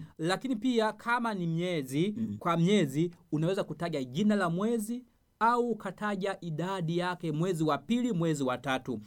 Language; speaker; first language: Swahili; non-native, local second language; Rundi